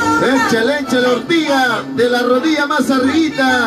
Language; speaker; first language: Spanish; native; Spanish